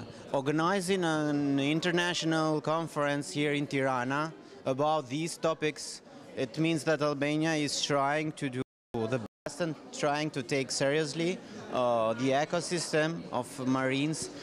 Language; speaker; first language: English; non-native, fluent; Albanian